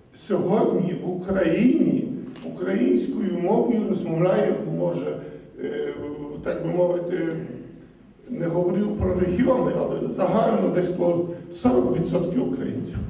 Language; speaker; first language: Ukrainian; early bilingual, heritage; Ukrainian